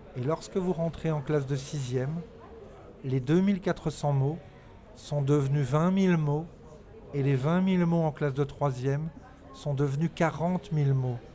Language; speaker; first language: French; native; French